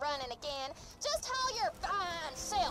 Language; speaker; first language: Dutch; native; Dutch